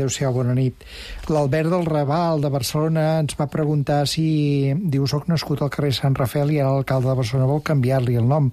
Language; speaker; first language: Catalan; native; Catalan